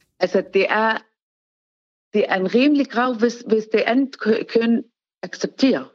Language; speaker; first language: Danish; non-native, fluent; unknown